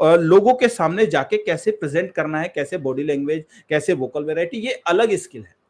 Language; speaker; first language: Hindi; native; Hindi